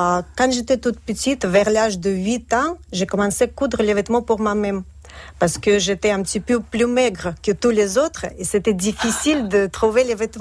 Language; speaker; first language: French; non-native, fluent; Russian